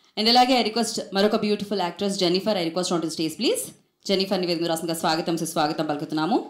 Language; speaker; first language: Telugu; native; Telugu